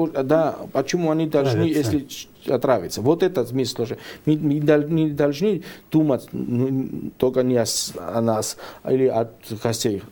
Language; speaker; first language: Russian; non-native, fluent; Georgian